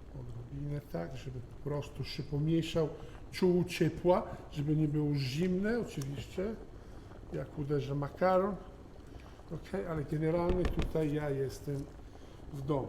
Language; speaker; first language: Polish; non-native, learner; Italian